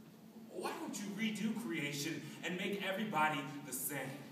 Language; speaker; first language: English; native; English